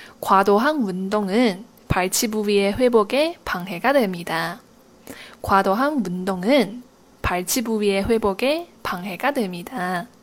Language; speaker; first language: Korean; non-native, fluent; Chinese